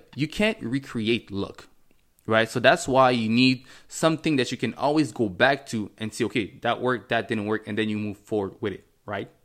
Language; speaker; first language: English; non-native, fluent; French